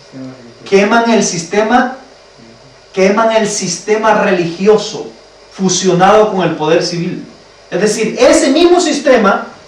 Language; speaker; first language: Spanish; native; Spanish